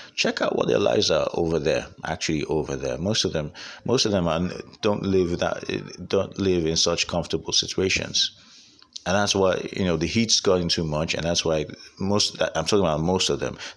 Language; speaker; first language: English; non-native, local second language; Igbo